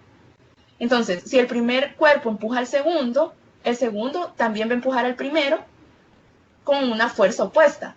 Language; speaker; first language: Spanish; native; Spanish